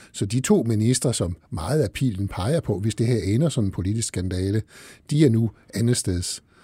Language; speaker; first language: Danish; native; Danish